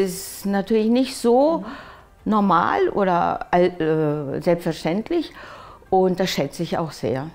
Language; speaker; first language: German; early bilingual, other home language; Japanese